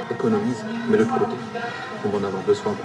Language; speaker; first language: French; native; French